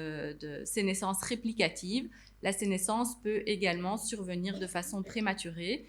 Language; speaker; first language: French; native; French